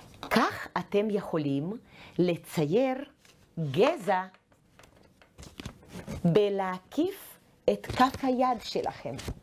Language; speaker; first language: Hebrew; non-native, fluent; Russian